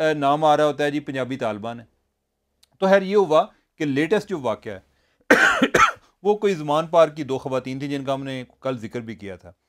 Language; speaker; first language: Urdu; non-native, local second language; Punjabi